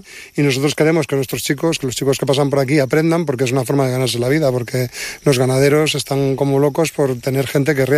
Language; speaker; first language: Spanish; native; Spanish